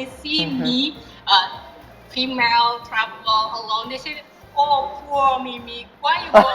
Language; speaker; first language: English; non-native, learner; Indonesian